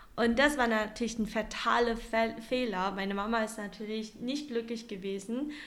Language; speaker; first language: German; non-native, fluent; Vietnamese